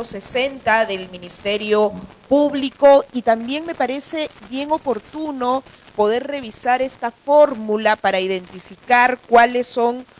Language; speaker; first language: Spanish; native; Spanish